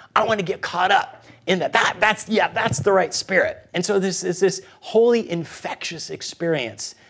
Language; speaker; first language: English; early bilingual, other home language; Spanish